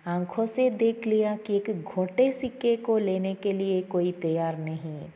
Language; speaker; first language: Hindi; non-native, local second language; Malayalam